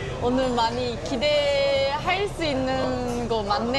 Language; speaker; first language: Korean; non-native, fluent; Japanese